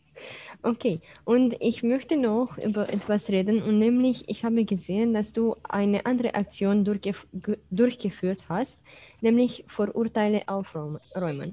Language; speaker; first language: German; non-native, fluent; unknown